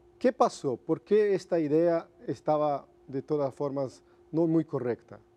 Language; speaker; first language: Spanish; non-native, fluent; Portuguese